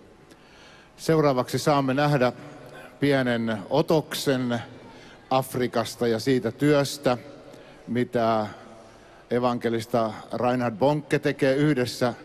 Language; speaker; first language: Finnish; native; Finnish